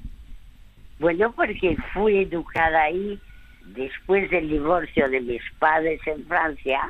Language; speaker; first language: Spanish; early bilingual, other home language; French